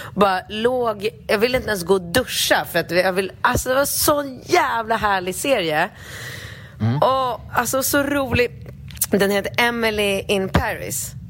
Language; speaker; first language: Swedish; early bilingual, other home language; Polish